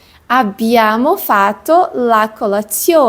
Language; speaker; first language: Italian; non-native, fluent; Portuguese